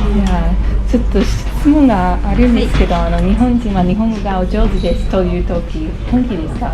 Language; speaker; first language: Japanese; non-native, fluent; English